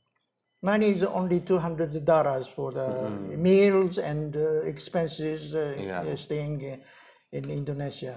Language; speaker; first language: English; non-native, learner; Japanese